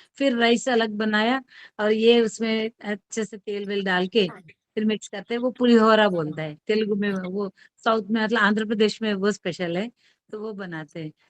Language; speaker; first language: Hindi; non-native, local second language; Telugu